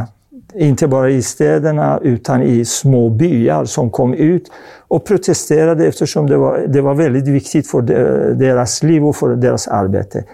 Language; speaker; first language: Swedish; non-native, fluent; Persian